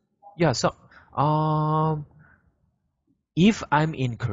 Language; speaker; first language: English; non-native, learner; Korean